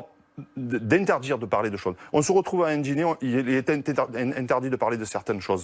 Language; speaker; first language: French; native; French